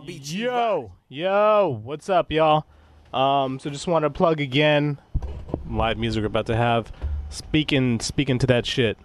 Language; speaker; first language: English; native; English